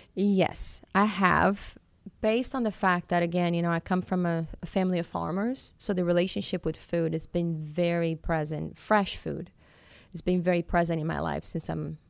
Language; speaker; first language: English; non-native, fluent; Portuguese